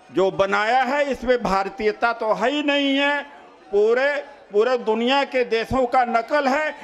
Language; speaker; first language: Hindi; native; Hindi